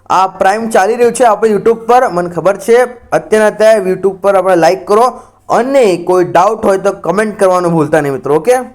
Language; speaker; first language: Gujarati; non-native, local second language; Marathi